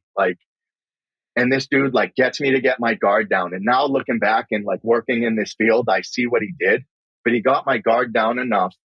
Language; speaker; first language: English; native; English